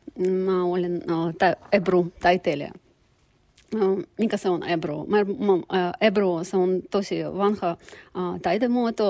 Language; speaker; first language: Finnish; non-native, learner; Russian